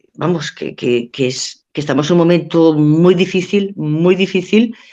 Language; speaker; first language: Spanish; native; Spanish